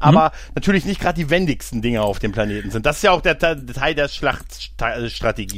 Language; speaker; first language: German; native; German